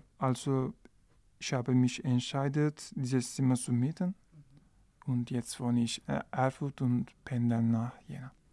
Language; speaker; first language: German; non-native, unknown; Turkish